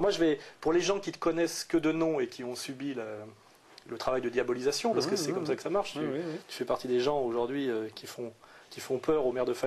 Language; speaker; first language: French; native; French